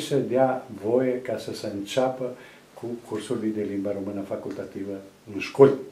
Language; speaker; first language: Romanian; non-native, local second language; Serbian